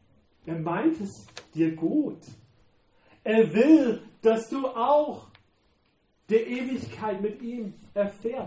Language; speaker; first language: German; non-native, fluent; English